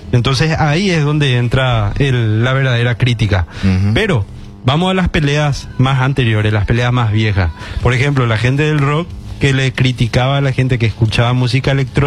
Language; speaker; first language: Spanish; native; Spanish